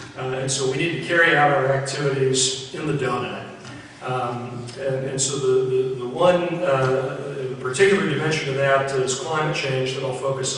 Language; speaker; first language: English; native; English